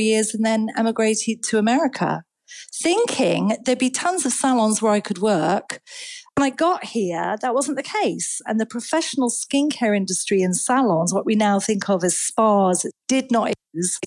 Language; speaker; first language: English; native; English